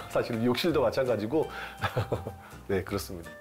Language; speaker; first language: Korean; native; Korean